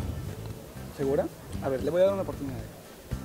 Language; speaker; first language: Spanish; native; Spanish